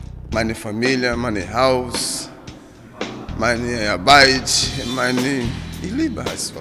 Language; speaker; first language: German; non-native, learner; Portuguese